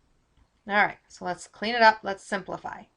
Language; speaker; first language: English; native; English